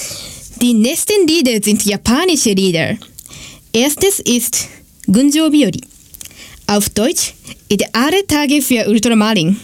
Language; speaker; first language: German; non-native, learner; Japanese